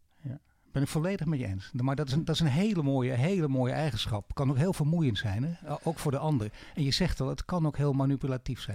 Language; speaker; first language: Dutch; native; Dutch